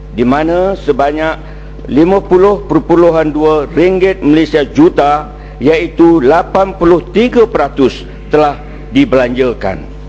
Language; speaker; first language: Malay; native; Malay